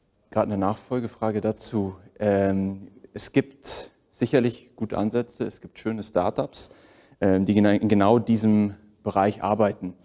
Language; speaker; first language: German; native; German